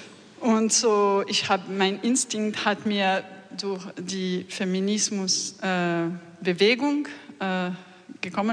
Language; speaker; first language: German; non-native, learner; French